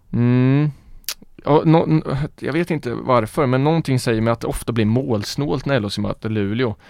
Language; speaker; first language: Swedish; native; Swedish